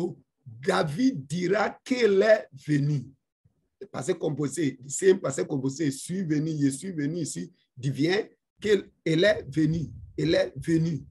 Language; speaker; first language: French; non-native, fluent; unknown